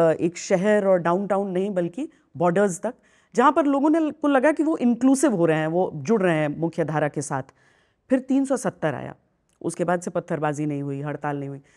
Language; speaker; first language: Hindi; native; Hindi